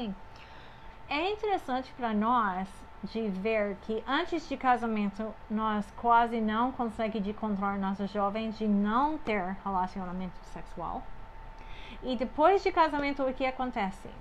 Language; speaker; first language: Portuguese; non-native, fluent; English